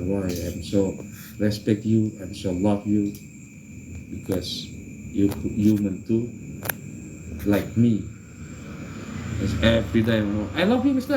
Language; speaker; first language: English; non-native, learner; Indonesian